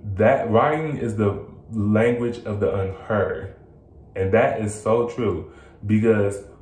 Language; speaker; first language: English; native; English